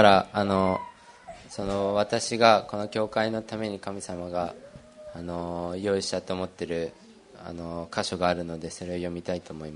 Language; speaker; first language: Japanese; early bilingual, other home language; Portuguese